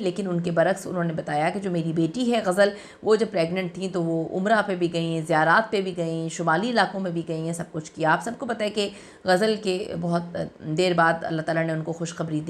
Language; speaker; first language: Urdu; native; Urdu